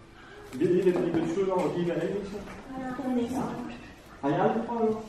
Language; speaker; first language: Danish; non-native, fluent; Vietnamese